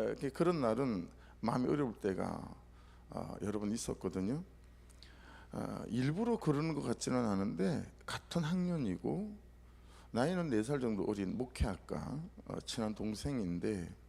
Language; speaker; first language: Korean; native; Korean